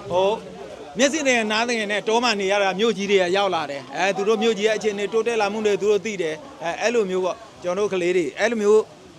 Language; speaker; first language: Burmese; non-native, local second language; Karen languages